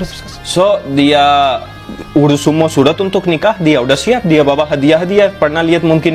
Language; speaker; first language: Indonesian; non-native, fluent; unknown